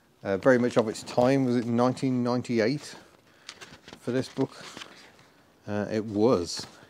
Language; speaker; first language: English; native; English